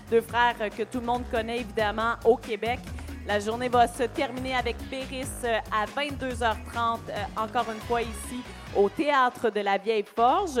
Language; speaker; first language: French; native; French